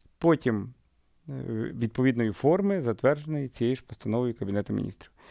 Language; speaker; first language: Ukrainian; native; Ukrainian